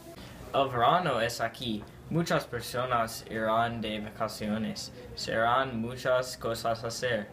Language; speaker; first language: Spanish; non-native, learner; English